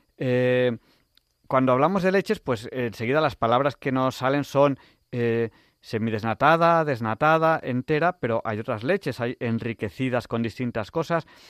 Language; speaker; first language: Spanish; native; Spanish